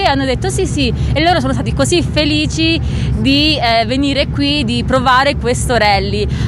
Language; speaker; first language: Italian; native; Italian